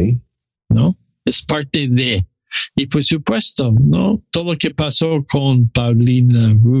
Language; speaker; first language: Spanish; non-native, learner; English